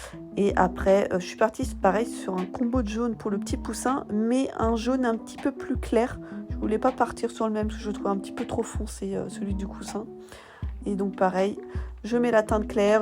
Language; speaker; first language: French; native; French